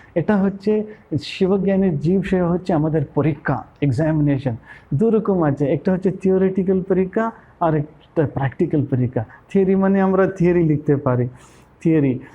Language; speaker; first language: Bangla; non-native, local second language; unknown